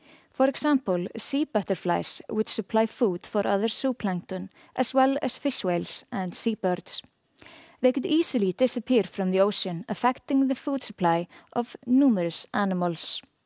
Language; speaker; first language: English; non-native, fluent; Icelandic